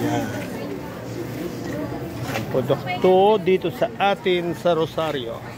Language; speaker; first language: Filipino; native; Filipino